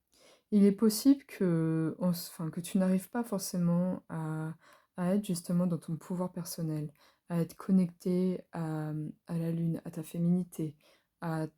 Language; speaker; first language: French; native; French